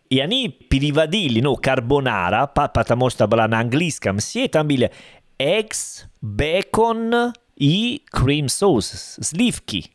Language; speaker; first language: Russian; non-native, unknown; Italian